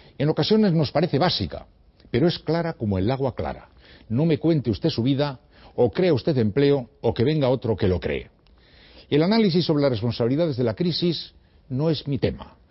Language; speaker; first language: Spanish; native; Spanish